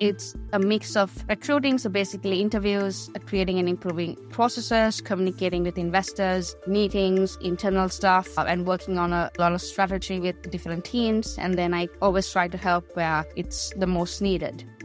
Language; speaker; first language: English; non-native, local second language; Sinhala